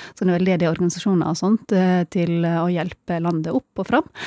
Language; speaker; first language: Norwegian; early bilingual, other home language; Filipino